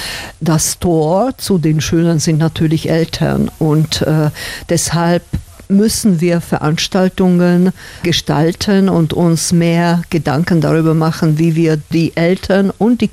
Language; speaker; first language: German; non-native, fluent; Slovak